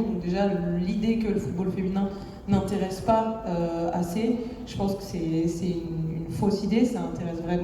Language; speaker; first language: French; native; French